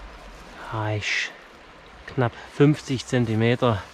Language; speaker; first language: German; native; German